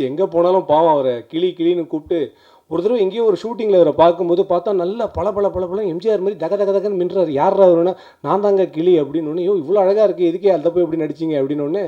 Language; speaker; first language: Tamil; native; Tamil